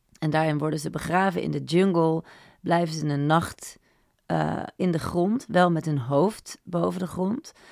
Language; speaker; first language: Dutch; native; Dutch